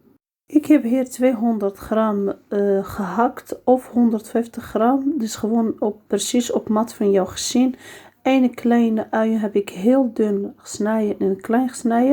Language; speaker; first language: Dutch; non-native, learner; Arabic